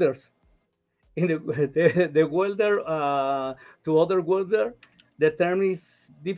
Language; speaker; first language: English; non-native, learner; Spanish